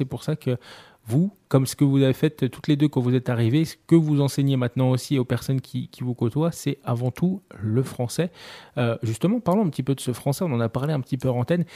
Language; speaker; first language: French; native; French